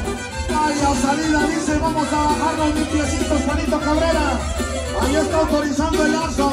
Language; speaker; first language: Spanish; native; Spanish